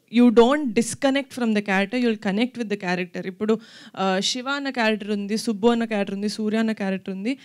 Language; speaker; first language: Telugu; native; Telugu